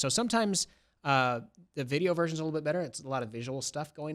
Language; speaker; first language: English; native; English